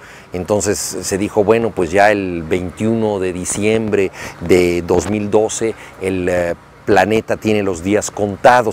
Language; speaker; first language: Spanish; native; Spanish